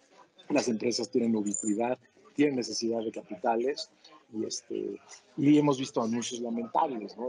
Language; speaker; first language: Spanish; native; Spanish